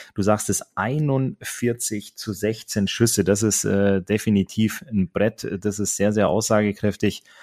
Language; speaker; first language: German; native; German